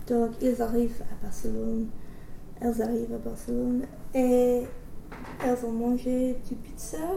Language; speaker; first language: French; non-native, learner; English